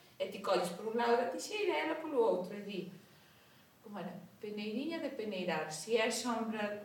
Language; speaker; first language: Galician; native; Galician